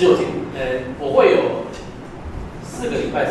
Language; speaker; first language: Chinese; native; Chinese